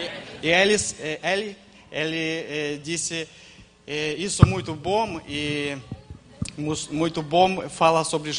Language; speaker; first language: Portuguese; non-native, learner; Ukrainian